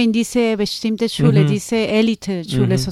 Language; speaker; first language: German; non-native, fluent; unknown